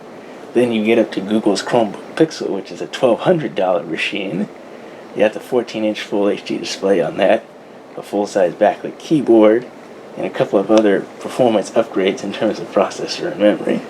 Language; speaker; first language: English; native; English